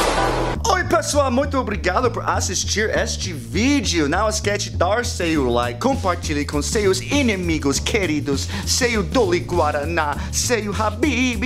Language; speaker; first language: Portuguese; non-native, fluent; English